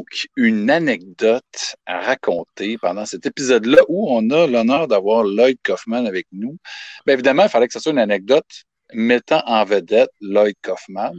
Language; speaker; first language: French; native; French